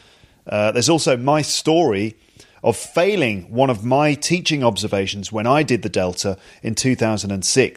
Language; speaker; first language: English; native; English